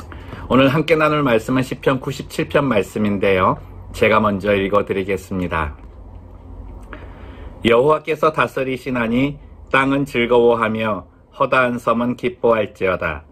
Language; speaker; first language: Korean; native; Korean